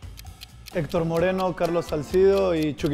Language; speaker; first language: Spanish; native; Spanish